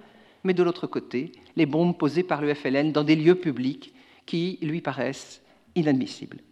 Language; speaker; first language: French; native; French